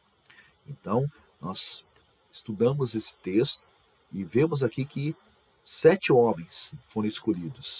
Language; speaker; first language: Portuguese; native; Portuguese